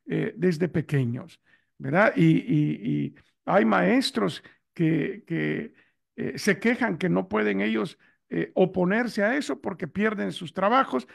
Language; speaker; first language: Spanish; native; Spanish